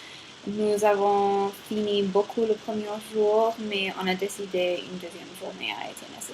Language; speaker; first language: French; non-native, learner; English